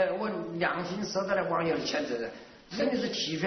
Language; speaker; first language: Chinese; native; Chinese